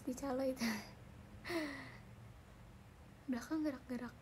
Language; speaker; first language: Indonesian; native; Indonesian